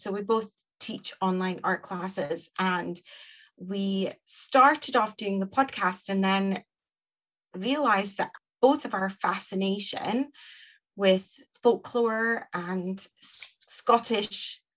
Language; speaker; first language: English; native; English